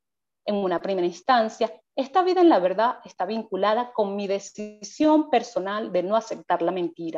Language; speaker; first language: Spanish; native; Spanish